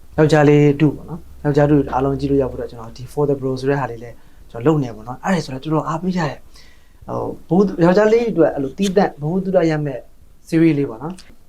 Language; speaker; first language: Burmese; native; Burmese